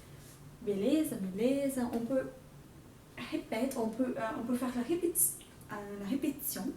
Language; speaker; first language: French; non-native, fluent; Portuguese